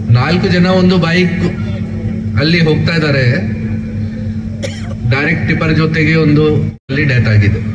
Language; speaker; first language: Kannada; non-native, learner; Hindi